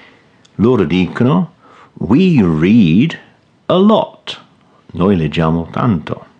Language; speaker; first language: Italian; non-native, fluent; English